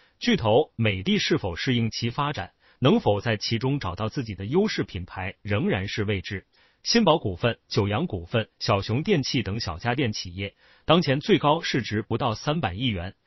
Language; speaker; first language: Chinese; native; Chinese